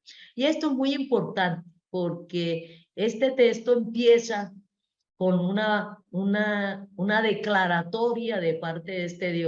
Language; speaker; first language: Spanish; native; Spanish